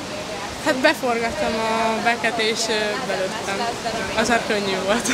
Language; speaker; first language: Hungarian; native; Hungarian